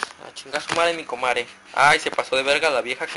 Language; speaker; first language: Spanish; native; Spanish